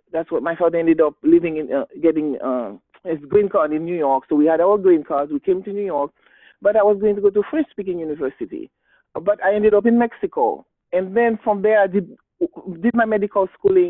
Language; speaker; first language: English; non-native, fluent; Haitian Creole